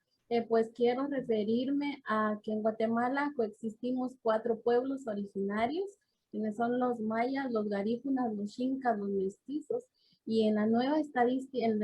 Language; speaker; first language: Spanish; native; Spanish